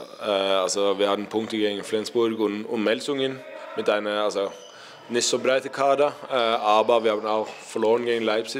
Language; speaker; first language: German; non-native, learner; Norwegian